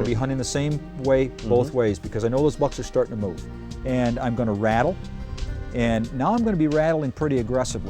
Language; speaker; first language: English; native; English